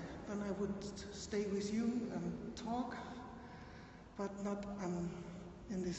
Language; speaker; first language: English; non-native, learner; German